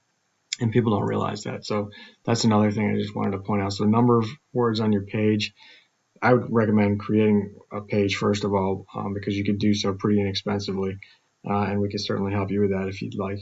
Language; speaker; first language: English; native; English